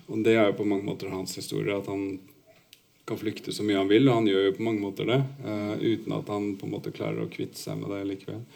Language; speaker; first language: Norwegian; early bilingual, other home language; Urdu